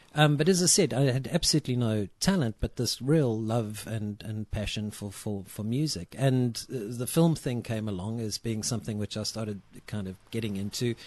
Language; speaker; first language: English; native; English